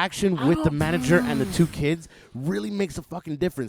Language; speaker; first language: English; native; English